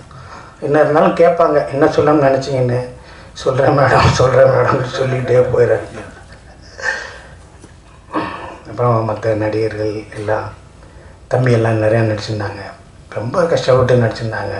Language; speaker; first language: Tamil; native; Tamil